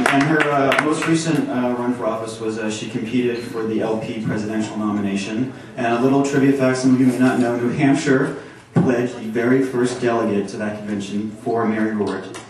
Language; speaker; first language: English; native; English